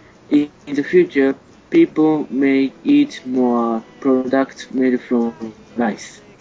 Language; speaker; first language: English; non-native, learner; Japanese